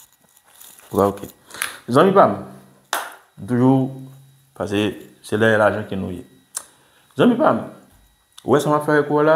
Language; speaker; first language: French; non-native, local second language; Haitian Creole